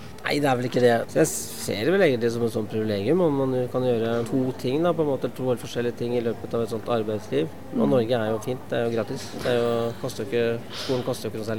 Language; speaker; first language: Norwegian; native; Norwegian